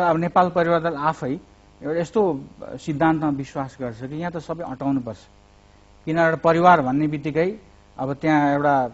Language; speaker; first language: Nepali; native; Nepali